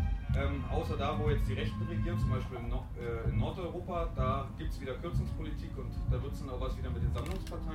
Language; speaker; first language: German; native; German